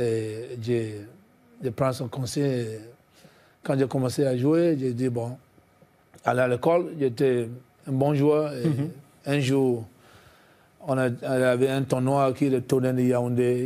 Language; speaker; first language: French; non-native, fluent; English